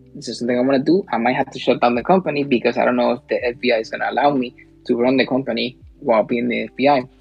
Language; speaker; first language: English; early bilingual, other home language; Spanish